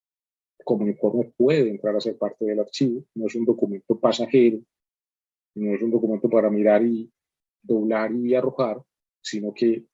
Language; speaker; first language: Spanish; native; Spanish